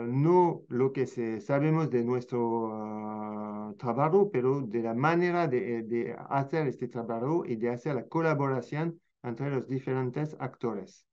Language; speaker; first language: Spanish; non-native, fluent; French